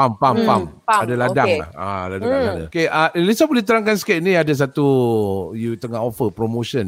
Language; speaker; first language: Malay; native; Malay